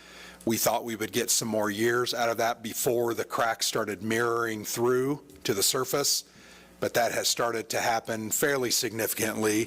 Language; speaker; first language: English; native; English